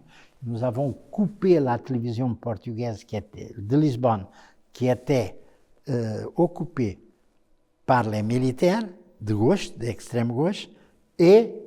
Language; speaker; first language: French; non-native, fluent; Portuguese